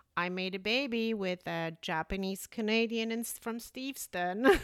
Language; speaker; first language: English; early bilingual, other home language; Polish